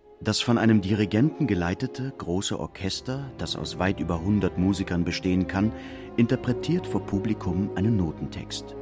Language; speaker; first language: German; native; German